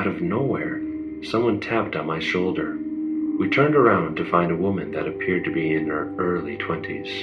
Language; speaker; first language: English; native; English